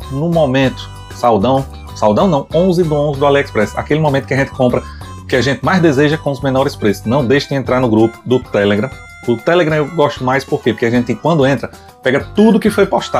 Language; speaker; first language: Portuguese; native; Portuguese